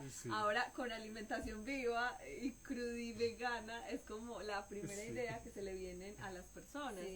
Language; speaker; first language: Spanish; native; Spanish